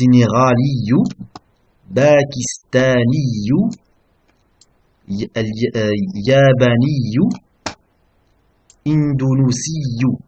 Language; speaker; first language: Arabic; non-native, fluent; French